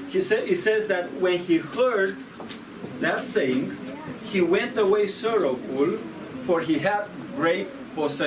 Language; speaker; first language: English; non-native, fluent; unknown